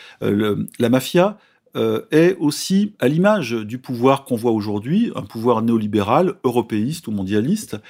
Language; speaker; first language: French; native; French